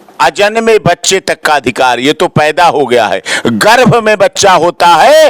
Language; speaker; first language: Hindi; native; Hindi